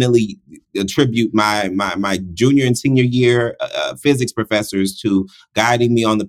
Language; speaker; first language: English; native; English